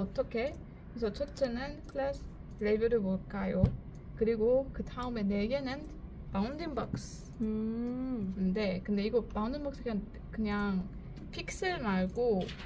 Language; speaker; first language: Korean; non-native, learner; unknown